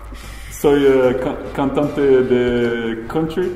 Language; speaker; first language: Spanish; non-native, learner; French